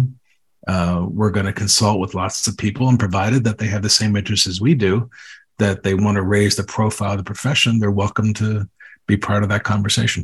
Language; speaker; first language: English; native; English